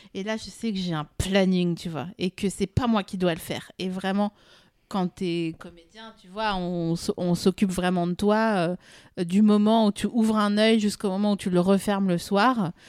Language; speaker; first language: French; native; French